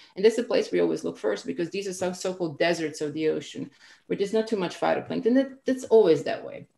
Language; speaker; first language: English; non-native, fluent; Croatian